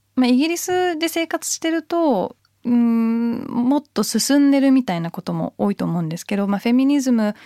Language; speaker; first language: Japanese; early bilingual, heritage; Japanese